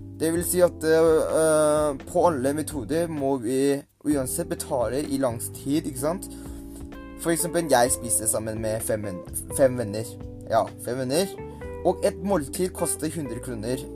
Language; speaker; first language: Norwegian; non-native, learner; Thai